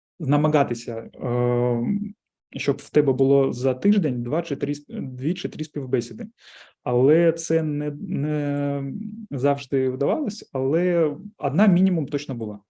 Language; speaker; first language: Ukrainian; non-native, local second language; Russian